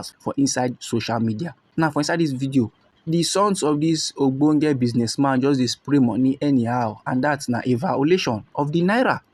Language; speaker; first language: Nigerian Pidgin; native; Nigerian Pidgin